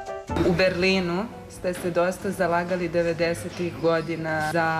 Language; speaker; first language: Serbian; native; Serbian